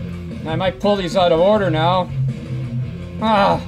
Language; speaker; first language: English; native; English